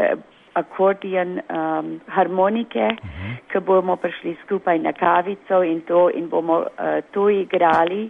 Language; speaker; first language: Slovenian; early bilingual, heritage; Slovenian